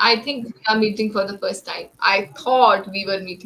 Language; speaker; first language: English; non-native, local second language; Hindi